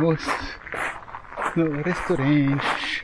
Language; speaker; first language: Portuguese; non-native, learner; French